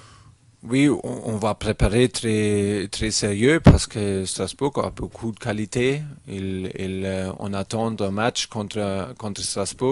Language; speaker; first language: French; non-native, learner; German